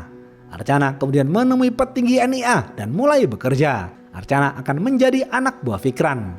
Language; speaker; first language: Indonesian; native; Indonesian